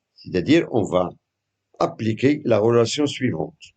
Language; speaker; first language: French; non-native, local second language; Arabic